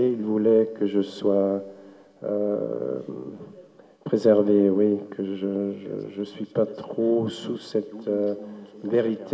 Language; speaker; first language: French; non-native, fluent; German